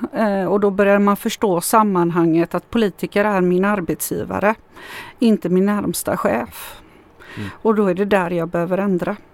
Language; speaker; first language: Swedish; non-native, fluent; Macedonian